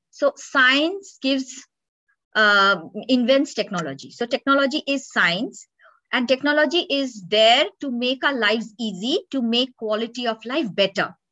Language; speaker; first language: English; non-native, local second language; Bangla